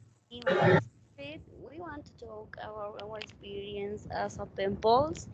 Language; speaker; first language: English; non-native, learner; Spanish